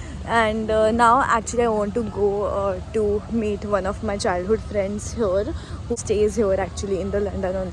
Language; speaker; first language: English; non-native, local second language; Hindi